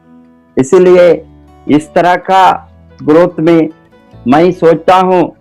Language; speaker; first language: Hindi; non-native, local second language; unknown